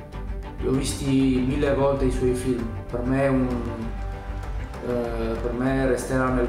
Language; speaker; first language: Italian; early bilingual, other home language; Armenian